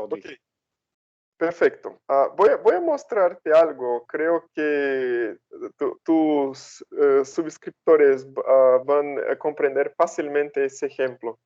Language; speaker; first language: Spanish; non-native, fluent; Portuguese